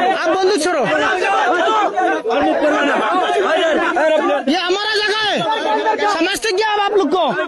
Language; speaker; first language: Hindi; non-native, learner; Bangla